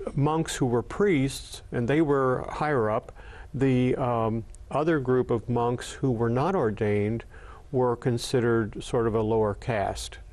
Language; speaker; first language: English; native; English